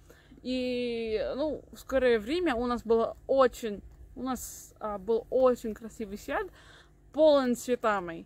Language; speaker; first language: Russian; non-native, learner; English